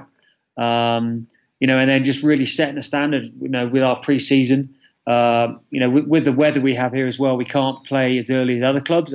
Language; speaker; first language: English; native; English